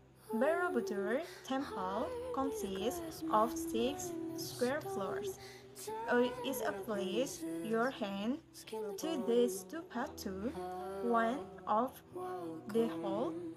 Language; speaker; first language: English; non-native, learner; Indonesian